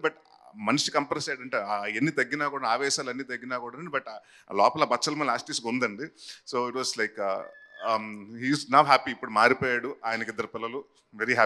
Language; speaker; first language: Telugu; native; Telugu